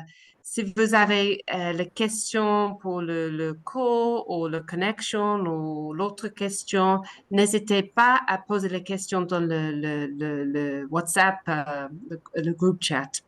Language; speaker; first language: French; non-native, learner; English